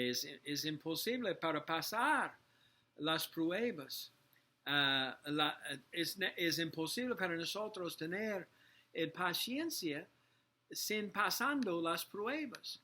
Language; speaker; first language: Spanish; non-native, learner; English